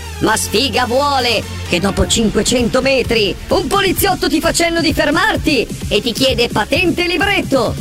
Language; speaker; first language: Italian; native; Italian